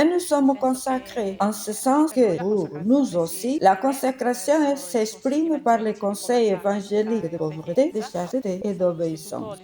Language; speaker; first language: French; non-native, fluent; Italian